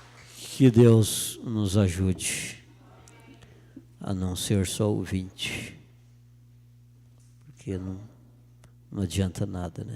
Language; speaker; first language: Portuguese; native; Portuguese